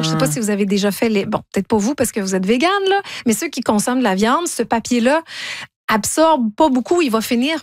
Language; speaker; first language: French; native; French